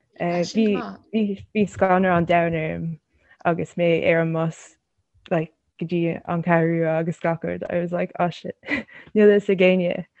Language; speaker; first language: Irish; non-native, local second language; English